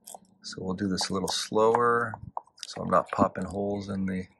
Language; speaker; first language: English; native; English